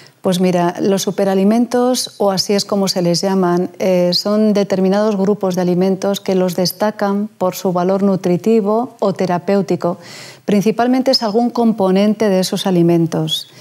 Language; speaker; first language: Spanish; native; Spanish